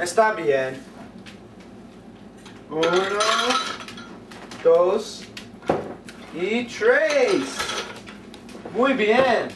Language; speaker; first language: Spanish; non-native, learner; English